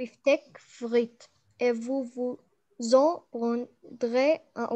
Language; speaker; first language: French; non-native, learner; Arabic